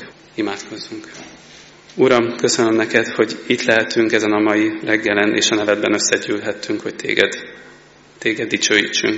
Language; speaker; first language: Hungarian; native; Hungarian